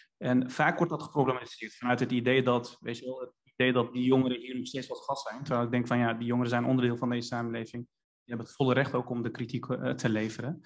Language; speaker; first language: Dutch; native; Dutch